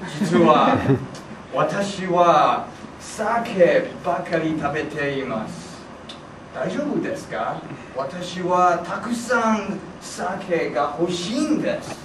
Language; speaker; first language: Japanese; non-native, learner; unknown